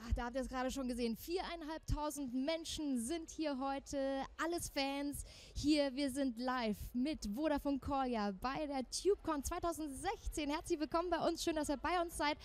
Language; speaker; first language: German; native; German